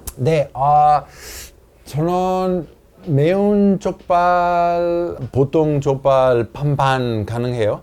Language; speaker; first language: Korean; non-native, learner; Italian